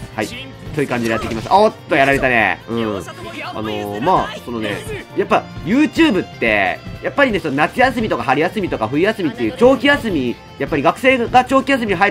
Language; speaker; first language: Japanese; native; Japanese